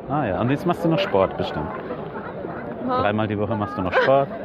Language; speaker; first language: German; native; German